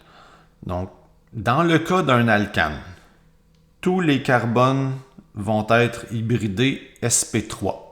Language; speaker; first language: French; native; French